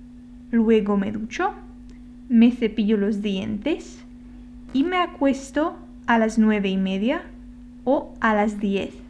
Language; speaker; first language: Spanish; non-native, fluent; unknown